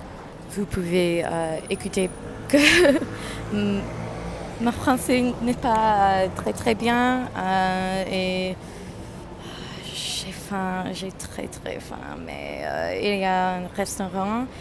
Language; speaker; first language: French; non-native, learner; English